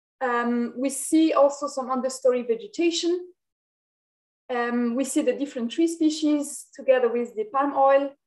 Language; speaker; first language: English; non-native, fluent; French